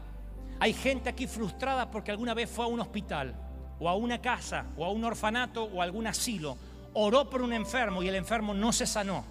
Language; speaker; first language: Spanish; native; Spanish